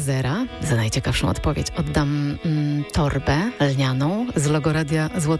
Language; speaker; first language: Polish; native; Polish